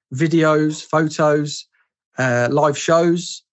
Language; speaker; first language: English; native; English